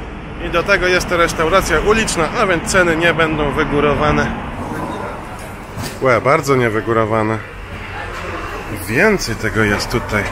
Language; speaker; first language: Polish; native; Polish